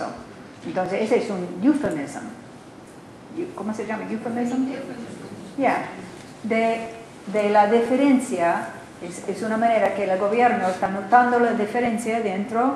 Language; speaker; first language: Spanish; non-native, learner; English